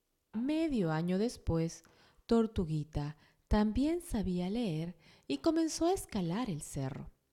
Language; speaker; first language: Spanish; native; Spanish